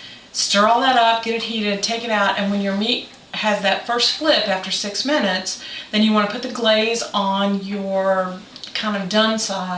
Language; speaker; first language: English; native; English